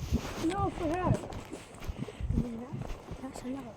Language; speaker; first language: English; non-native, learner; Arabic